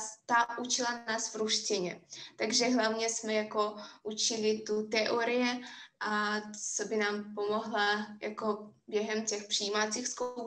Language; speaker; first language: Czech; non-native, fluent; Russian